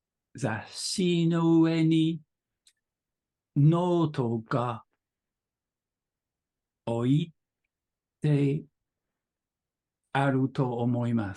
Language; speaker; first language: Japanese; non-native, learner; English